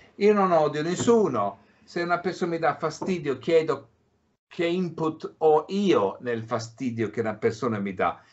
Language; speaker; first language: Italian; early bilingual, heritage; English